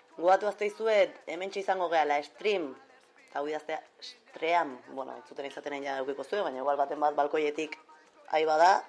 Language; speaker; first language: Basque; native; Basque